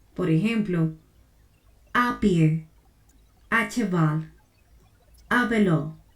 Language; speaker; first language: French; non-native, learner; Spanish